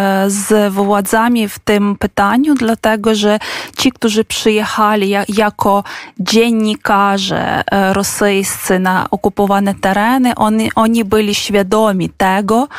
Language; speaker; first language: Polish; non-native, fluent; Ukrainian